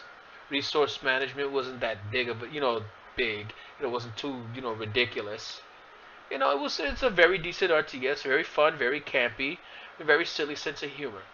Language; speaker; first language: English; native; English